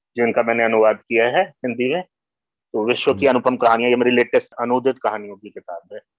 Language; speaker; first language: Hindi; native; Hindi